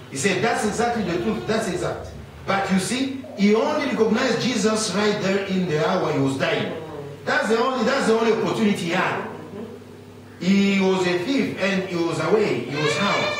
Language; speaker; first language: English; non-native, fluent; Lingala